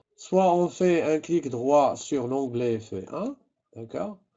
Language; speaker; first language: French; non-native, local second language; Arabic